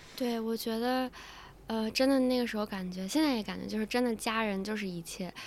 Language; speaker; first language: Chinese; native; Chinese